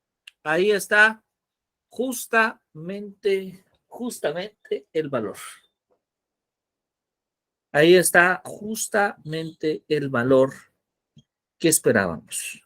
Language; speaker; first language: Spanish; native; Spanish